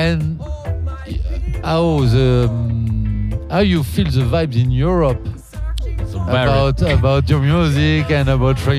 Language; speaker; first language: English; non-native, learner; French